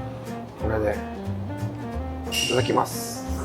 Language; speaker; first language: Japanese; non-native, fluent; Korean